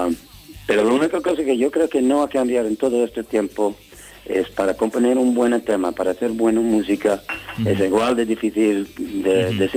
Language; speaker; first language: Spanish; non-native, fluent; English